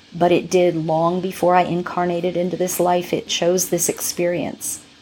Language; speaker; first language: English; native; English